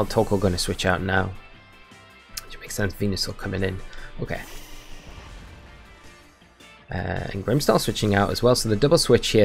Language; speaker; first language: English; native; English